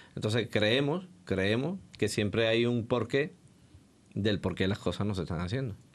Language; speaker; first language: Spanish; native; Spanish